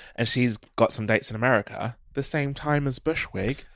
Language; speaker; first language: English; native; English